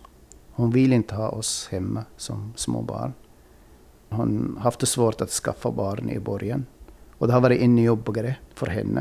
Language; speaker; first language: Swedish; non-native, fluent; Arabic